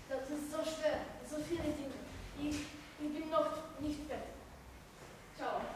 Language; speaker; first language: German; non-native, learner; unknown